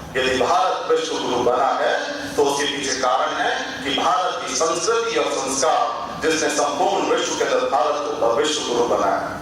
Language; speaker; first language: Hindi; native; Hindi